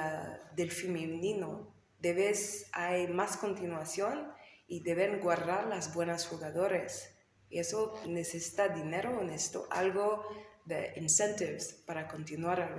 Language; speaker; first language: Spanish; non-native, learner; English